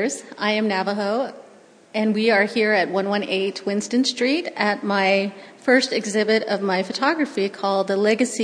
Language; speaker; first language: English; early bilingual, other home language; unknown